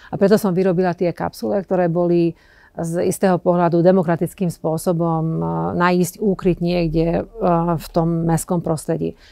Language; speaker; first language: Slovak; non-native, local second language; Hungarian